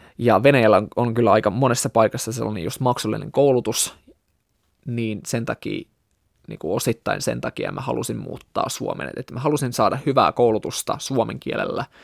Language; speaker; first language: Finnish; non-native, fluent; Russian